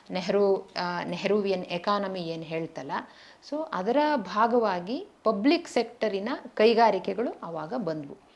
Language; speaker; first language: Kannada; native; Kannada